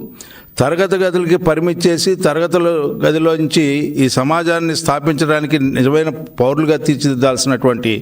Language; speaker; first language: Telugu; native; Telugu